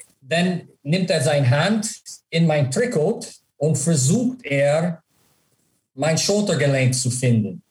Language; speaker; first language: German; non-native, learner; English